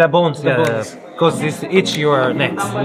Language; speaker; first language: English; non-native, fluent; Korean